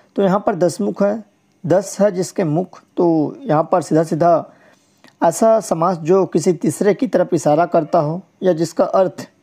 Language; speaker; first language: Hindi; native; Hindi